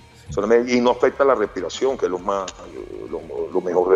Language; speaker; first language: Spanish; native; Spanish